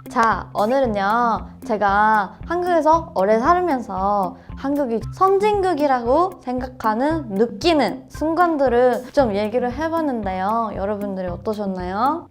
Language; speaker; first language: Korean; non-native, fluent; Japanese